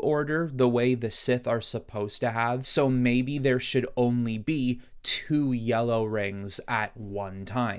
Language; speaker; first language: English; native; English